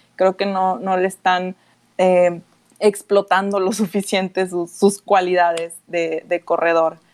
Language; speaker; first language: Spanish; native; Spanish